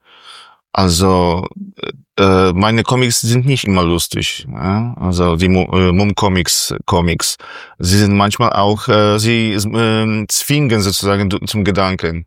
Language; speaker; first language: German; non-native, fluent; Polish